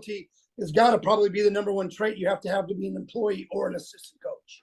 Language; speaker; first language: English; native; English